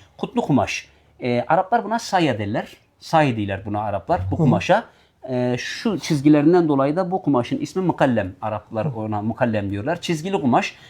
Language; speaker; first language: Turkish; native; Turkish